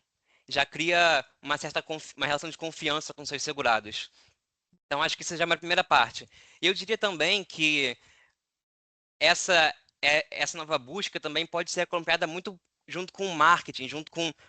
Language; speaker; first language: Portuguese; native; Portuguese